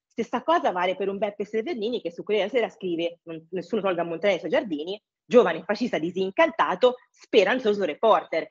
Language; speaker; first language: Italian; early bilingual, other home language; English